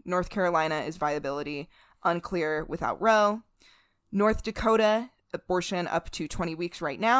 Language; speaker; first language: English; native; English